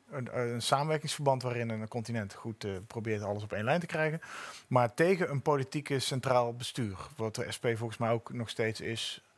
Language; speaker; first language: Dutch; native; Dutch